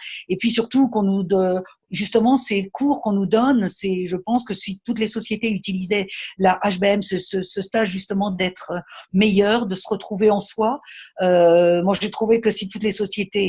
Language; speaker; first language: French; native; French